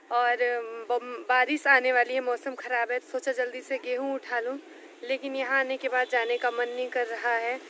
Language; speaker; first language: Hindi; native; Hindi